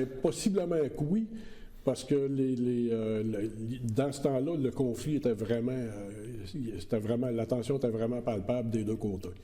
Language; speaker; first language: French; native; French